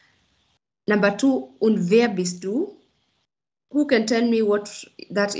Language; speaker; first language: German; non-native, fluent; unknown